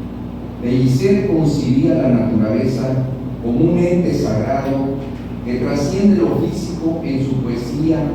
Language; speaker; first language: Spanish; native; Spanish